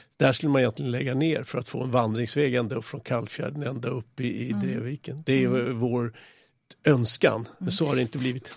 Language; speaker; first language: Swedish; native; Swedish